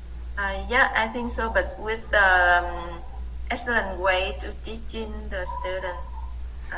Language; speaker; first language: English; non-native, learner; Vietnamese